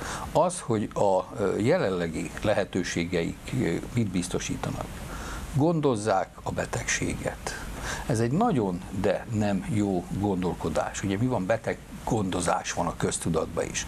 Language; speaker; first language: Hungarian; native; Hungarian